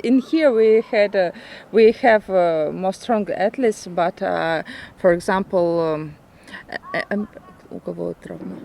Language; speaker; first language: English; non-native, learner; Russian